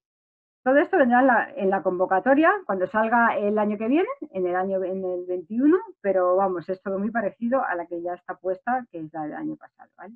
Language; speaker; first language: Spanish; native; Spanish